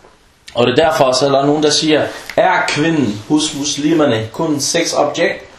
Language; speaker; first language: Danish; non-native, fluent; Arabic